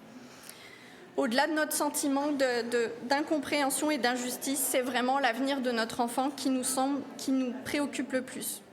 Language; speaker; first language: French; native; French